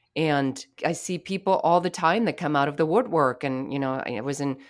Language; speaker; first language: English; non-native, fluent; German